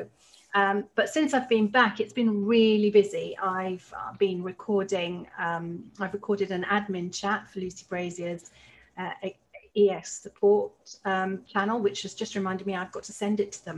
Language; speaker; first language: English; native; English